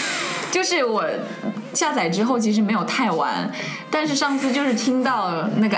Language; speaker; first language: Chinese; native; Chinese